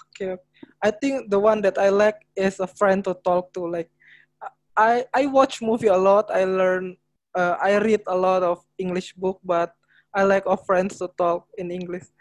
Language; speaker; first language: English; non-native, learner; Indonesian